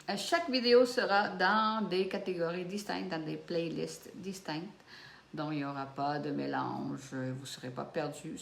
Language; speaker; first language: French; early bilingual, other home language; Portuguese